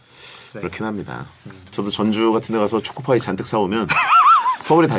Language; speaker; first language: Korean; native; Korean